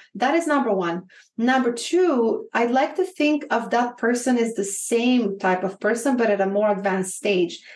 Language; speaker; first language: English; non-native, fluent; Bulgarian